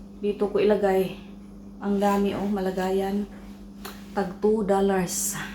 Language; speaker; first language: Filipino; non-native, local second language; Cebuano